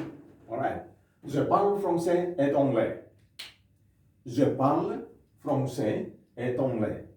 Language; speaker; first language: French; non-native, fluent; Indonesian